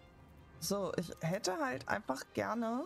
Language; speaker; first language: German; native; German